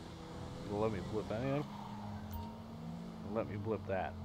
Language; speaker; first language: English; native; English